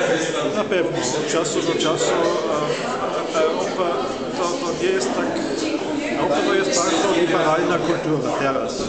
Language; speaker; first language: Polish; non-native, learner; German